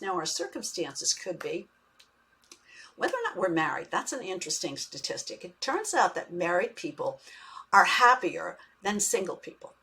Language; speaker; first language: English; native; English